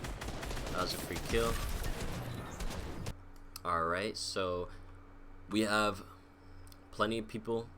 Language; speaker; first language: English; native; English